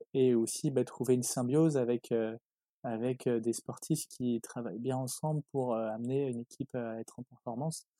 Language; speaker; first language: French; native; French